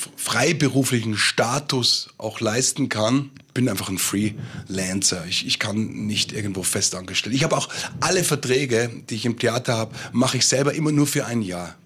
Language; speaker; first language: German; native; German